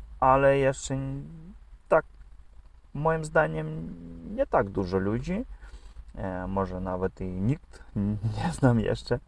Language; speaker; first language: Polish; non-native, learner; Russian